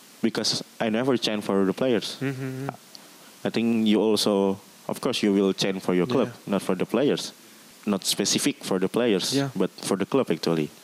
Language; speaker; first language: English; non-native, learner; Indonesian